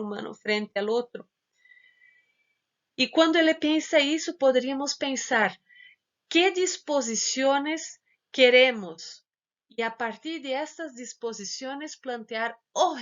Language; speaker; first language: Spanish; non-native, fluent; Portuguese